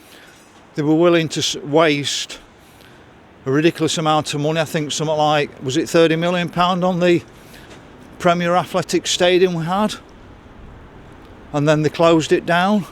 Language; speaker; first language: English; native; English